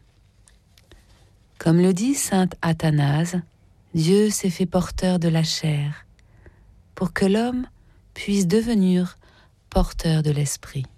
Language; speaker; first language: French; native; French